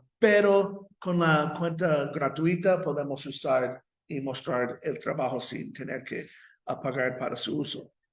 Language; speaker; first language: Spanish; non-native, fluent; English